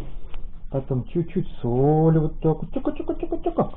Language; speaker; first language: Russian; native; Russian